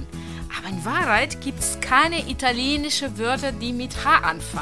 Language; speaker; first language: German; non-native, local second language; Italian